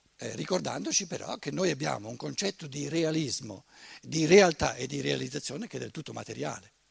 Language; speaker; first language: Italian; native; Italian